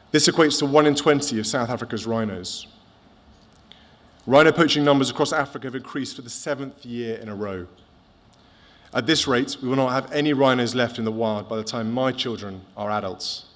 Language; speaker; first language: English; native; English